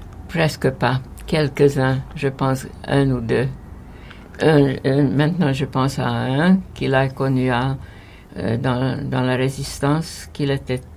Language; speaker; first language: French; non-native, fluent; Hungarian